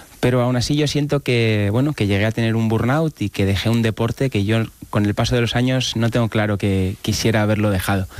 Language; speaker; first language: Spanish; native; Spanish